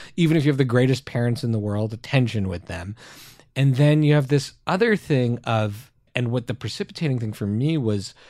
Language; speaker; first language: English; native; English